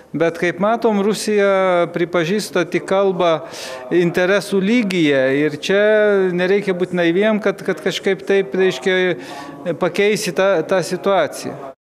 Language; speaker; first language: Lithuanian; native; Lithuanian